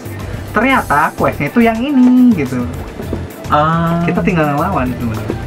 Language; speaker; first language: Indonesian; native; Indonesian